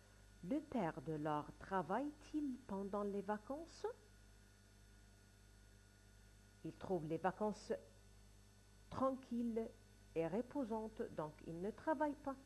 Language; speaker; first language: French; non-native, fluent; Arabic